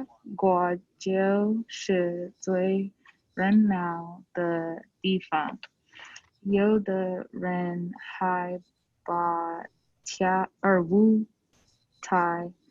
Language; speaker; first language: Chinese; non-native, learner; English